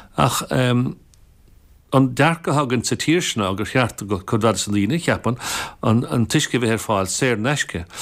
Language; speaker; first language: Irish; native; Irish